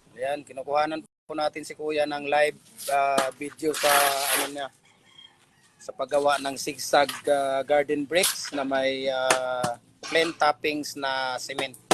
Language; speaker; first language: Filipino; native; Filipino